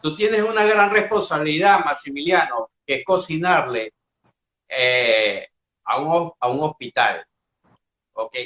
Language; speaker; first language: Spanish; native; Spanish